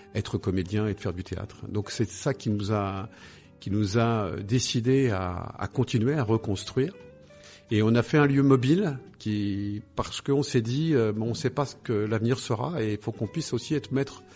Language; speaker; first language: French; native; French